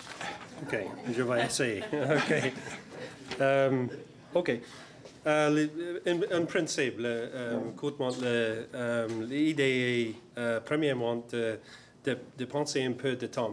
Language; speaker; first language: French; non-native, learner; English